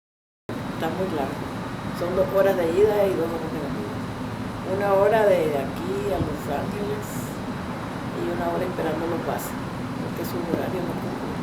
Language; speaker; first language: Spanish; native; Spanish